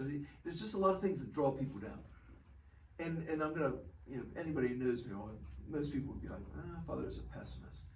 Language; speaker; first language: English; native; English